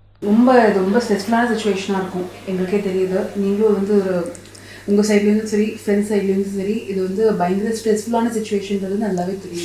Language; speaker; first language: Tamil; native; Tamil